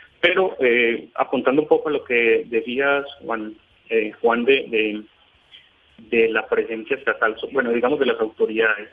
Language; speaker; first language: Spanish; native; Spanish